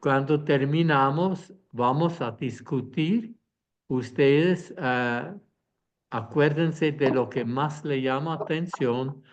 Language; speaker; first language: Spanish; non-native, fluent; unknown